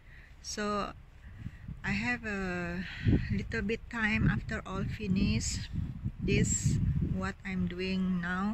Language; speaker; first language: English; non-native, learner; Indonesian